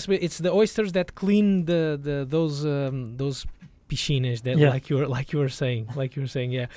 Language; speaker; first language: English; non-native, fluent; Portuguese